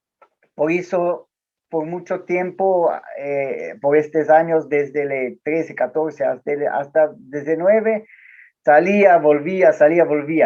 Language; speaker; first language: Spanish; non-native, learner; Portuguese